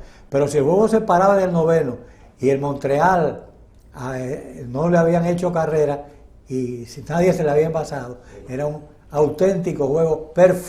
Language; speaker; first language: Spanish; native; Spanish